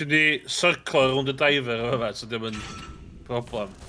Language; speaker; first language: Welsh; native; Welsh